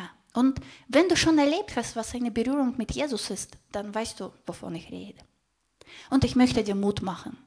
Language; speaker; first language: German; non-native, fluent; Russian